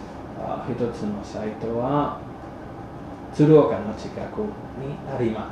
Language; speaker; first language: Japanese; non-native, fluent; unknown